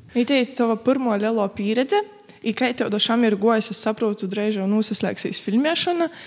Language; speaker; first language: Latvian; native; Latvian